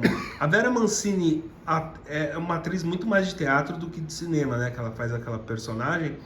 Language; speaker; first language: Portuguese; native; Portuguese